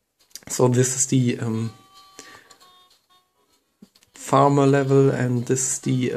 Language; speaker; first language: English; non-native, fluent; German